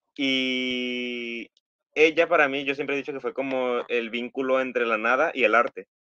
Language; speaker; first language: Spanish; native; Spanish